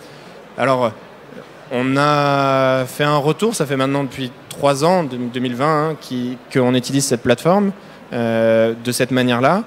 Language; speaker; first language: French; native; French